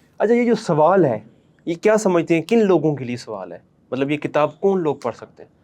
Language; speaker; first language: Urdu; native; Urdu